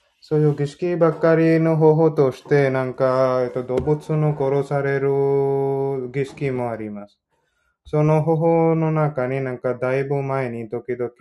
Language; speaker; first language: Japanese; non-native, learner; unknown